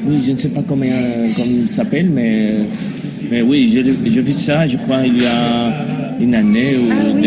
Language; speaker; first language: French; non-native, learner; Spanish